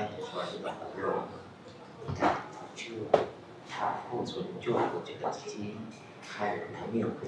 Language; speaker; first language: Chinese; non-native, learner; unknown